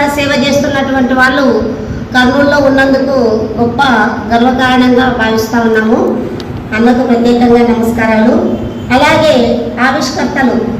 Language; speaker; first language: Telugu; native; Telugu